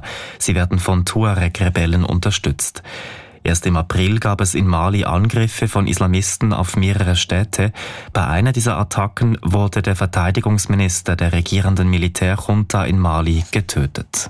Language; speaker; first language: German; native; German